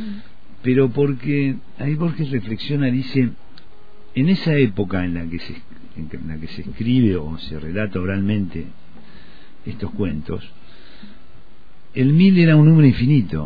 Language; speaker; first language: Spanish; native; Spanish